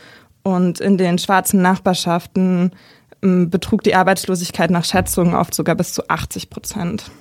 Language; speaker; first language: German; native; German